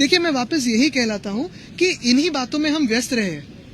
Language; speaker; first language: Hindi; non-native, local second language; Marathi